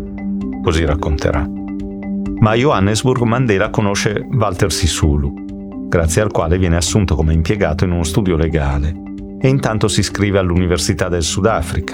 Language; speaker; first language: Italian; native; Italian